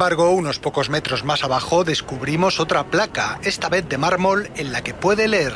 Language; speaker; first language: Spanish; native; Spanish